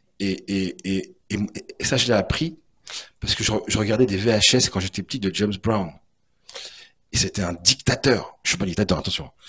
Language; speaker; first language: French; native; French